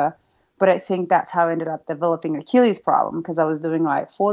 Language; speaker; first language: English; non-native, fluent; Rundi